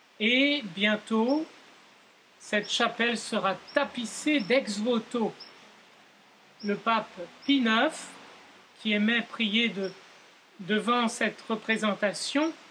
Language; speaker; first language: French; native; French